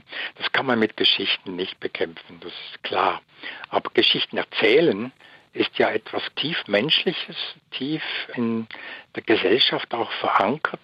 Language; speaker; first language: German; native; German